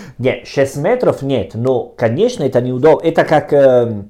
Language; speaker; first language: Russian; non-native, learner; Italian